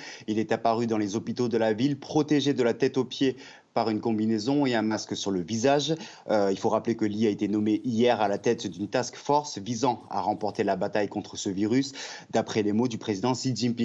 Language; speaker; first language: French; native; French